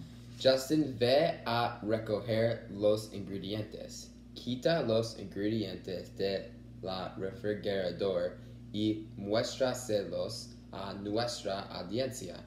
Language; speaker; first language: Spanish; non-native, learner; English